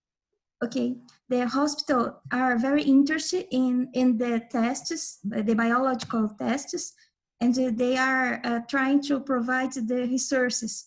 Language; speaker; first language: English; non-native, fluent; Portuguese